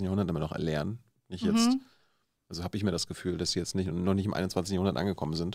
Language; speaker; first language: German; native; German